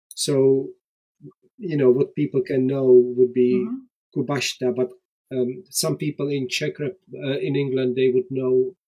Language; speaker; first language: English; non-native, fluent; Czech